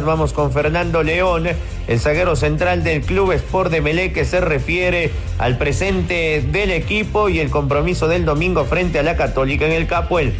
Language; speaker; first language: Spanish; native; Spanish